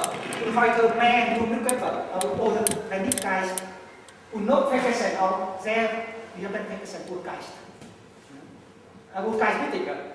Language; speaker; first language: German; non-native, learner; Vietnamese